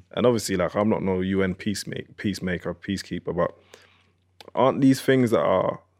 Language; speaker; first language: English; early bilingual, other home language; Yoruba